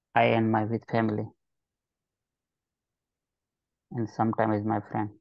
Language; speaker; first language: English; non-native, learner; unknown